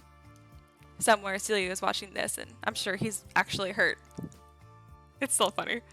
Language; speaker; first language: English; native; English